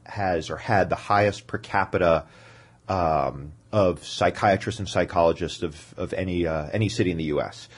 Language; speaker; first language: English; native; English